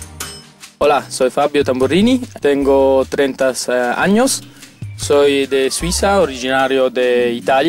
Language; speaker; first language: Spanish; non-native, fluent; Italian